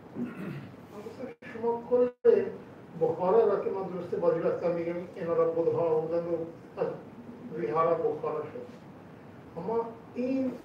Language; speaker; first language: Persian; non-native, fluent; Hindi